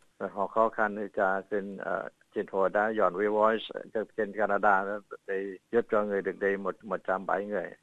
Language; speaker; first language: Vietnamese; early bilingual, heritage; Vietnamese